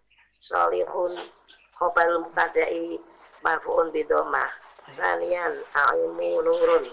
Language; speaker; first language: Arabic; non-native, learner; Indonesian